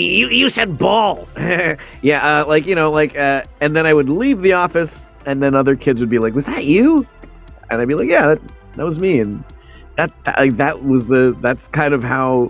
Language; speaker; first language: English; native; English